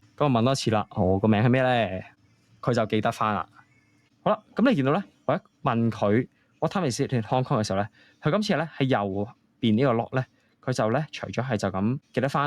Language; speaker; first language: Cantonese; native; Cantonese